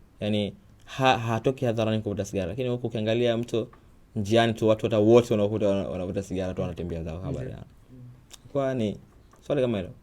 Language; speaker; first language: Swahili; native; Swahili